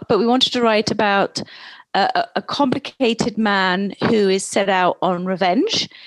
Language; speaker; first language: English; native; English